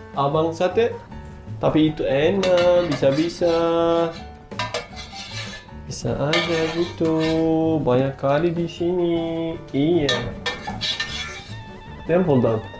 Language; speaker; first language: Indonesian; non-native, learner; Turkish